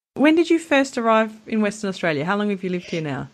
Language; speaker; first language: English; native; English